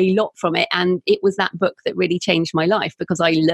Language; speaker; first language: English; native; English